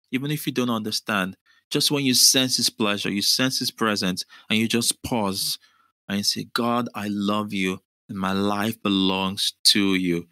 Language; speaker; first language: English; non-native, local second language; Yoruba